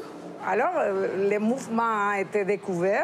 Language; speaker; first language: French; non-native, fluent; Spanish